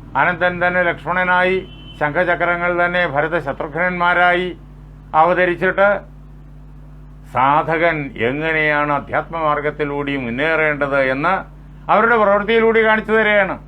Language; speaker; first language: Malayalam; native; Malayalam